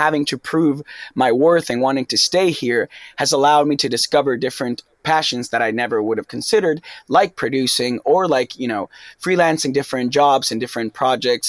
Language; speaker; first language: English; non-native, fluent; Spanish